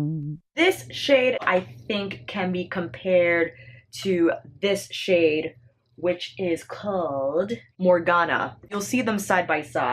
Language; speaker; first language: English; native; English